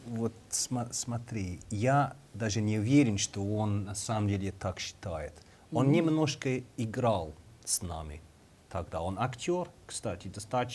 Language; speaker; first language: Russian; non-native, fluent; English